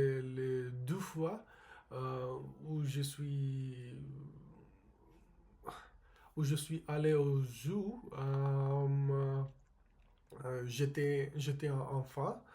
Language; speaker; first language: French; non-native, learner; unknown